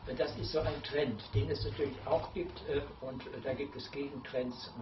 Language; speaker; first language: German; native; German